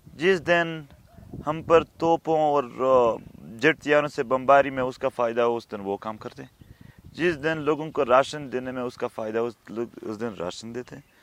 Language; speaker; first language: Urdu; non-native, local second language; Pashto